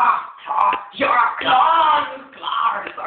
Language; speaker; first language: German; non-native, learner; Dutch